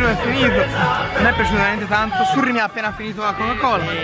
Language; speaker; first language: Italian; native; Italian